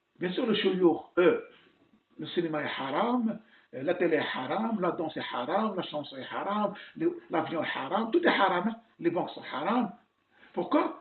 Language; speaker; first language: French; non-native, local second language; Arabic